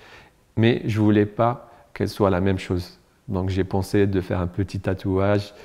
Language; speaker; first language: French; non-native, local second language; Arabic